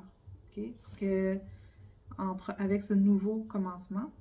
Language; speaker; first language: French; native; French